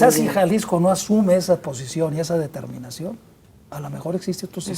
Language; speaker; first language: Spanish; native; Spanish